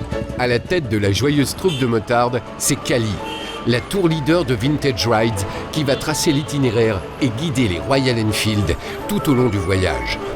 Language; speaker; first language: French; native; French